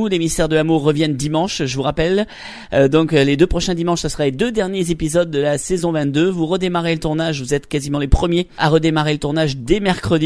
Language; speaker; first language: French; native; French